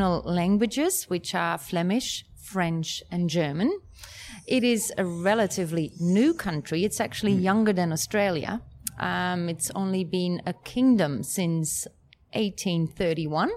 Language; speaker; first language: English; non-native, fluent; Dutch